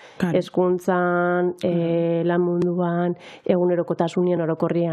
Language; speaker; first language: Basque; native; Basque